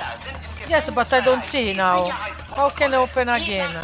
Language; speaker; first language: English; non-native, learner; Italian